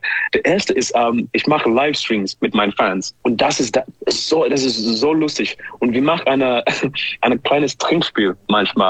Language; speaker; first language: German; non-native, learner; English